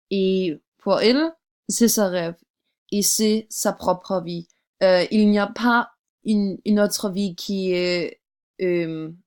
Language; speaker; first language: French; non-native, learner; English